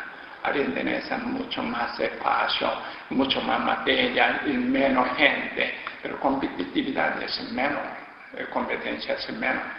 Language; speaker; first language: Spanish; non-native, learner; Korean